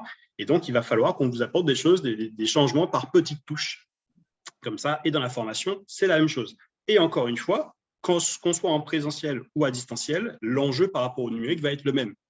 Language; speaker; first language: French; native; French